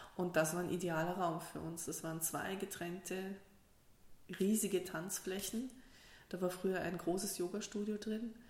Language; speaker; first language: German; early bilingual, other home language; Russian